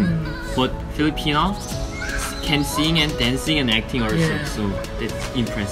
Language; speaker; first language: English; non-native, learner; Korean